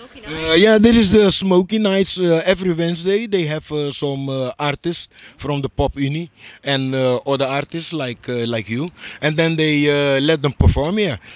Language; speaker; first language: English; non-native, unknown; Dutch